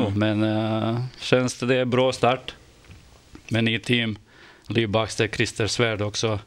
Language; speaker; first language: Swedish; non-native, fluent; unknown